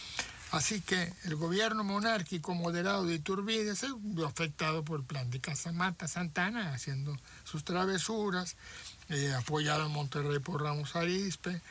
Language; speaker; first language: Spanish; native; Spanish